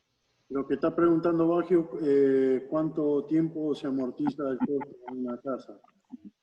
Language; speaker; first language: Spanish; native; Spanish